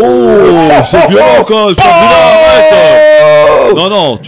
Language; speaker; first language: French; native; French